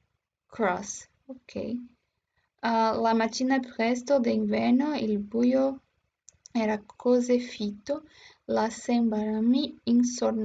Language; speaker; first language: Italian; non-native, learner; Portuguese